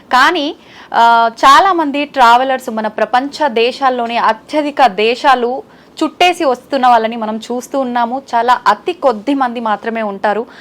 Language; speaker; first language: Telugu; native; Telugu